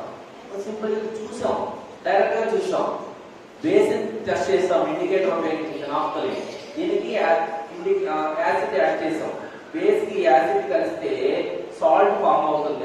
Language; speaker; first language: Telugu; native; Telugu